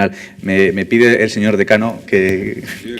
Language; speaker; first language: Spanish; native; Spanish